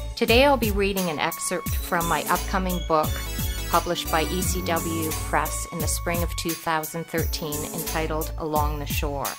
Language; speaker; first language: English; native; English